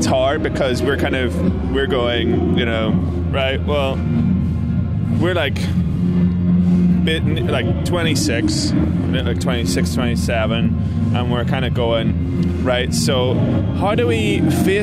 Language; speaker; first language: English; native; English